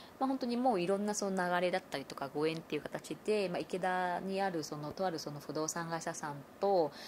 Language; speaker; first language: Japanese; non-native, fluent; Vietnamese